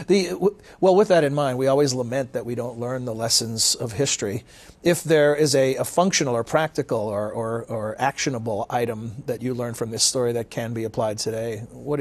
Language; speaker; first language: English; native; English